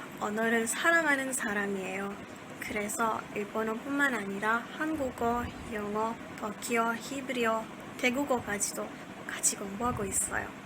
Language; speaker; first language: Korean; non-native, learner; Malay